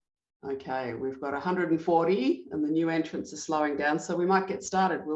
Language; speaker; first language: English; native; English